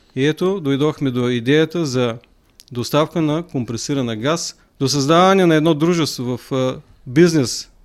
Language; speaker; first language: Bulgarian; native; Bulgarian